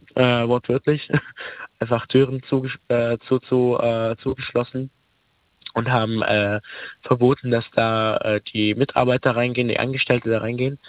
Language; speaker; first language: German; early bilingual, other home language; Arabic